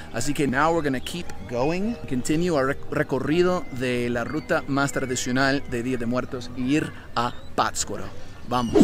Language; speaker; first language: Spanish; non-native, learner; English